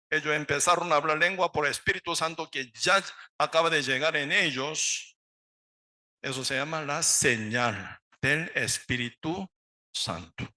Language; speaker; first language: Spanish; non-native, learner; Korean